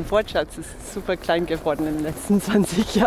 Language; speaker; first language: German; non-native, fluent; English